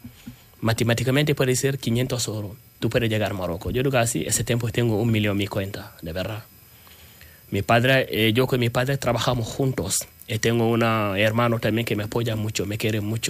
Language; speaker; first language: Spanish; non-native, learner; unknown